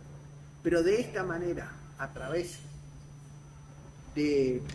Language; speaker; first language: Spanish; native; Spanish